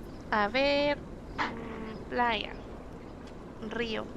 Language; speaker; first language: Spanish; native; Spanish